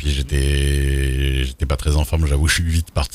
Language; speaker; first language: French; native; French